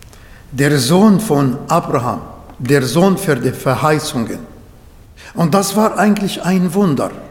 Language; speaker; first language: German; non-native, fluent; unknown